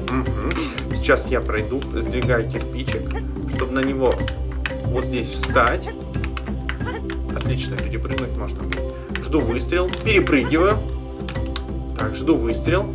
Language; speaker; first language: Russian; native; Russian